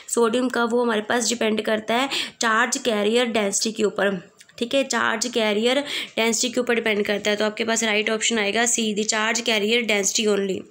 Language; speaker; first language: Hindi; non-native, local second language; Punjabi